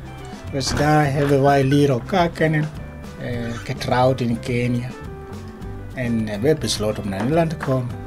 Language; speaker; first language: Dutch; non-native, learner; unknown